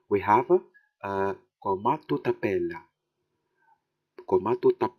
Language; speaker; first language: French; non-native, fluent; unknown